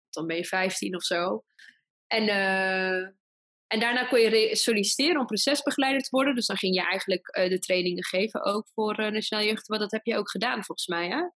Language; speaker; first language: Dutch; early bilingual, other home language; Persian